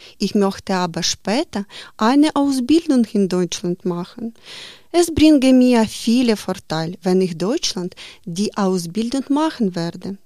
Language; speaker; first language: German; non-native, learner; Ukrainian